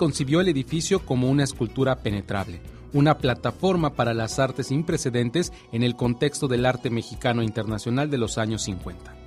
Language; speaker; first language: Spanish; native; Spanish